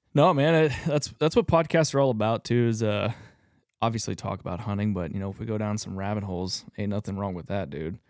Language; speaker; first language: English; native; English